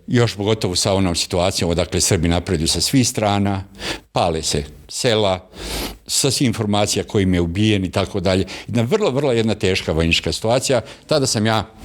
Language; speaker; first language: Bosnian; native; Bosnian